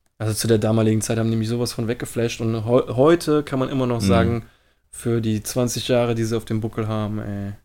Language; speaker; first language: German; native; German